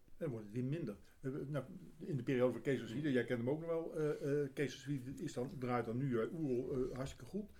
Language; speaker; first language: Dutch; native; Dutch